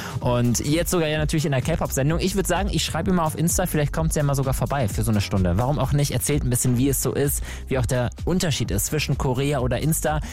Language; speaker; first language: German; native; German